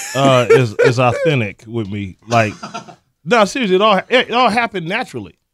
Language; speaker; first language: English; native; English